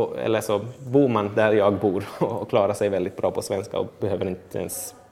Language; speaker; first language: Swedish; native; Swedish